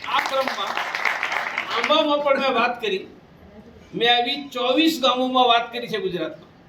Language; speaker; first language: Hindi; non-native, local second language; Gujarati